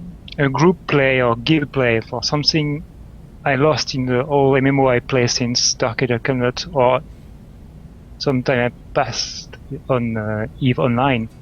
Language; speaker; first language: English; non-native, learner; French